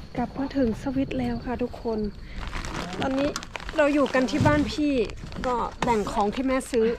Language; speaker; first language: Thai; native; Thai